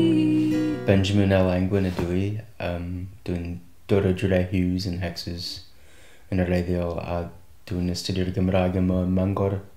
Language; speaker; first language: Welsh; non-native, fluent; English